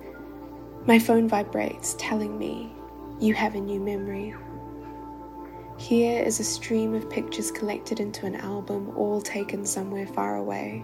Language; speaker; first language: English; native; English